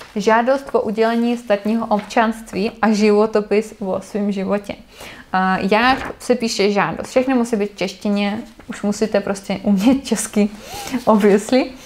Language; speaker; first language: Czech; non-native, fluent; Russian